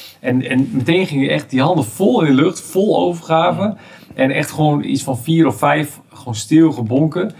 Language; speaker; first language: Dutch; early bilingual, heritage; Dutch